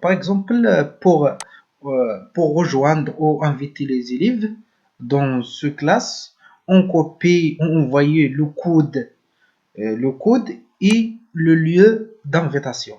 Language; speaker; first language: French; non-native, learner; Arabic